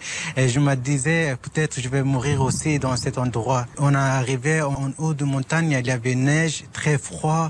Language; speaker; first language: French; non-native, learner; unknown